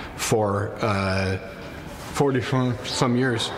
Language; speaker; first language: English; native; English